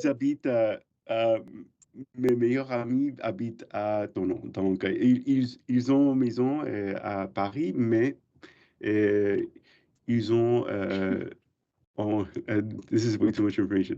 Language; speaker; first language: French; non-native, learner; English